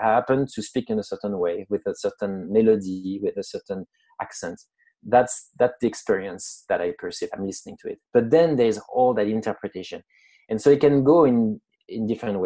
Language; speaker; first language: English; non-native, fluent; French